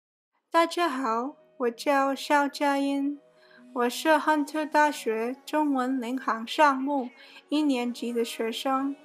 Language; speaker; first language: Chinese; early bilingual, heritage; Chinese